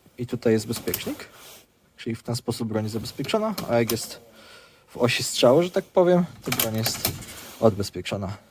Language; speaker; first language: Polish; native; Polish